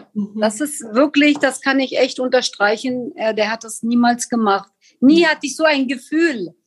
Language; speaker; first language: German; non-native, fluent; Kurdish